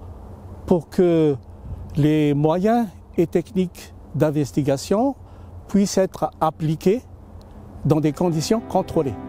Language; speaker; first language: French; native; French